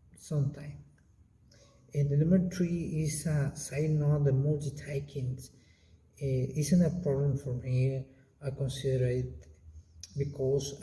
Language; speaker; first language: English; non-native, learner; Spanish